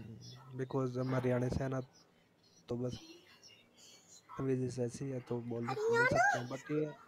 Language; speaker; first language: Hindi; native; Hindi